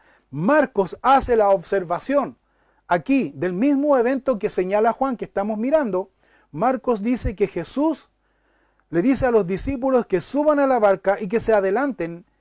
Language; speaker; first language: Spanish; native; Spanish